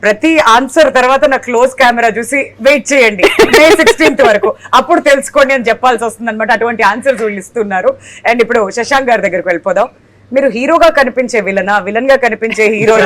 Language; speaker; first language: Telugu; native; Telugu